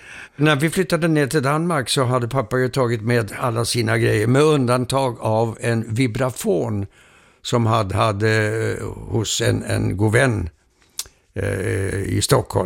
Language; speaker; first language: Swedish; early bilingual, heritage; Swedish